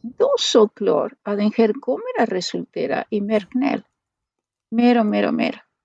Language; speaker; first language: Swedish; non-native, fluent; Spanish